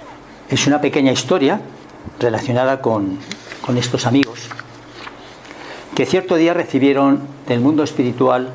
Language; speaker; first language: Spanish; native; Spanish